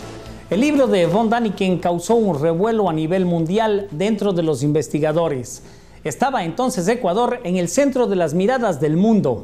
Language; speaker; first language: Spanish; native; Spanish